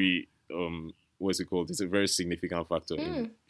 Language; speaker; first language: English; non-native, local second language; Yoruba